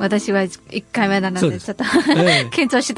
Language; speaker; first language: Japanese; non-native, learner; Burmese